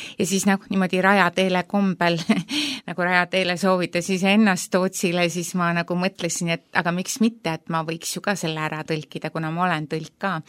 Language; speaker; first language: Estonian; native; Estonian